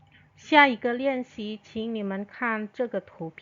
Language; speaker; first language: Chinese; non-native, fluent; Indonesian